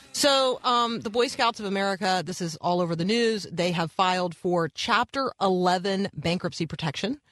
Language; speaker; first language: English; native; English